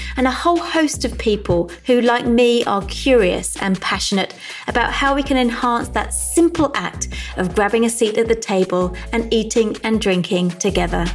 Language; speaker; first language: English; native; English